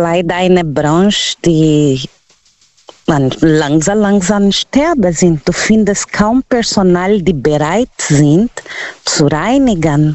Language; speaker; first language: German; non-native, fluent; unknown